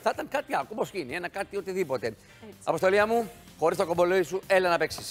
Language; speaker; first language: Greek; native; Greek